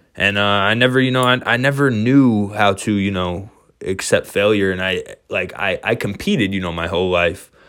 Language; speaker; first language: English; native; English